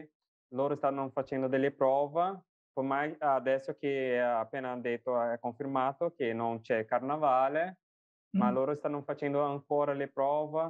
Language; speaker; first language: Italian; non-native, fluent; Portuguese